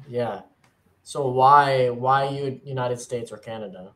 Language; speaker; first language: English; native; English